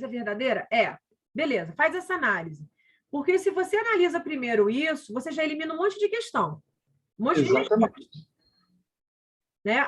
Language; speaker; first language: Portuguese; native; Portuguese